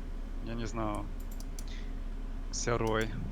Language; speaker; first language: Russian; non-native, learner; English